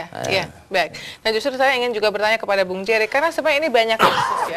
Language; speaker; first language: Indonesian; native; Indonesian